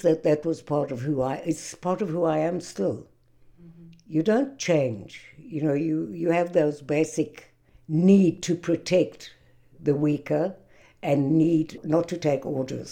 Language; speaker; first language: English; native; English